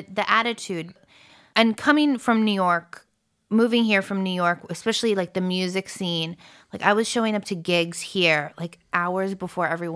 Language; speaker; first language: English; early bilingual, other home language; French